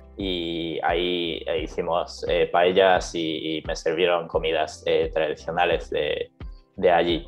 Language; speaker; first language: Spanish; non-native, fluent; Japanese